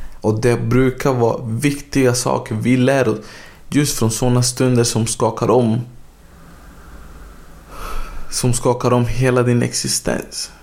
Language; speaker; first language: Swedish; early bilingual, other home language; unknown